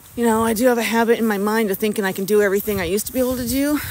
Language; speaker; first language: English; native; English